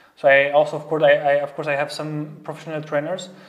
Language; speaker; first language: English; non-native, fluent; Arabic